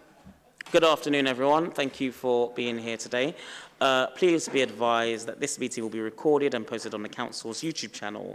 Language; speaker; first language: English; native; English